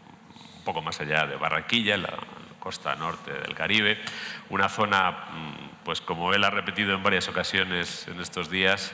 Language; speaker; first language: Spanish; native; Spanish